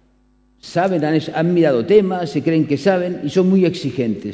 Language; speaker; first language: Spanish; native; Spanish